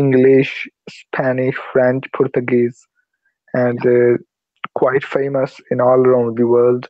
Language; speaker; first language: English; non-native, learner; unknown